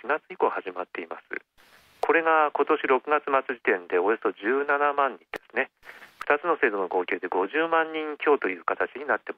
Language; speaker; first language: Japanese; native; Japanese